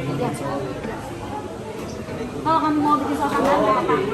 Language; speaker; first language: Indonesian; native; Indonesian